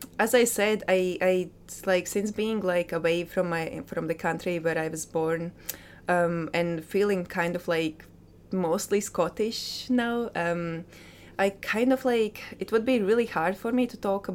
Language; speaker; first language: English; non-native, fluent; Latvian